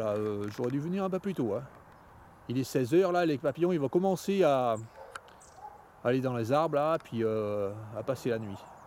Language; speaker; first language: French; native; French